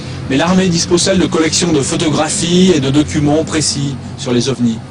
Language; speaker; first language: French; native; French